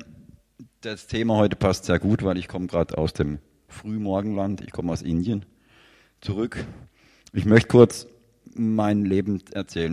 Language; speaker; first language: German; native; German